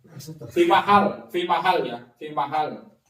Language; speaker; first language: Arabic; non-native, fluent; Indonesian